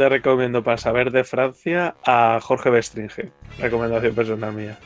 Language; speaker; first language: Spanish; native; Spanish